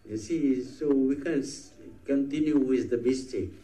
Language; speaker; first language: English; non-native, local second language; Malay